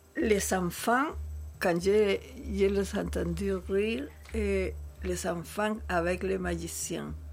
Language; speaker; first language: French; non-native, learner; Spanish